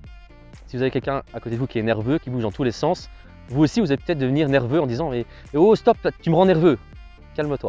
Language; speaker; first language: French; native; French